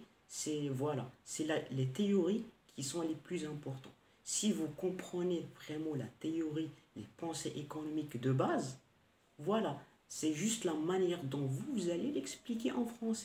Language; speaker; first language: French; non-native, local second language; Arabic